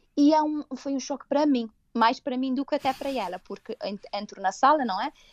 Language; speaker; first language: Portuguese; native; Portuguese